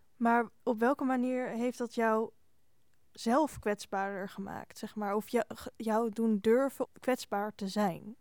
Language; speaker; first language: Dutch; native; Dutch